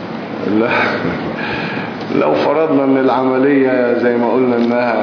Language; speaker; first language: Arabic; native; Arabic